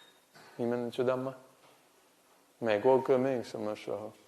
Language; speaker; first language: Chinese; non-native, fluent; English